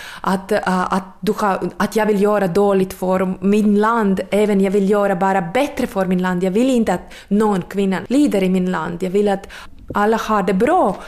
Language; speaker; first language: Swedish; non-native, fluent; Latvian